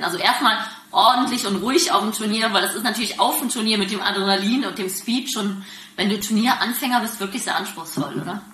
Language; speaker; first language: German; native; German